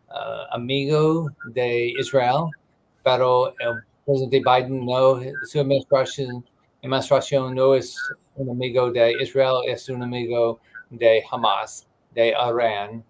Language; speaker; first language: Spanish; non-native, learner; English